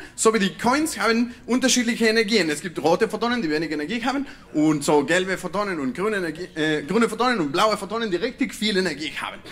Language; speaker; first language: German; non-native, fluent; Spanish